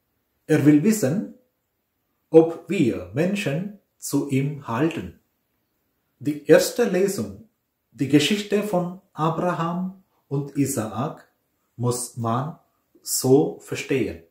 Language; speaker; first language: German; non-native, fluent; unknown